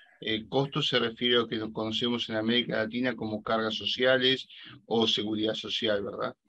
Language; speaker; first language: Spanish; native; Spanish